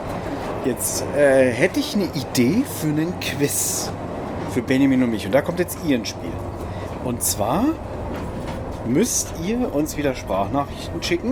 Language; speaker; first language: German; native; German